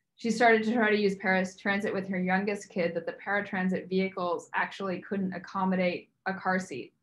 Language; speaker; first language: English; native; English